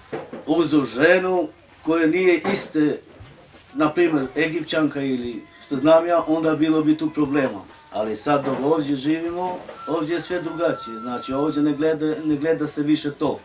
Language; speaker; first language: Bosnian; non-native, local second language; Romany